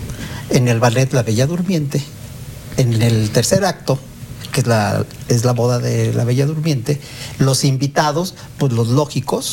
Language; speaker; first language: Spanish; native; Spanish